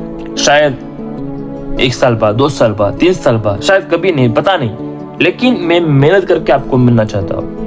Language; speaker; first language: Hindi; non-native, local second language; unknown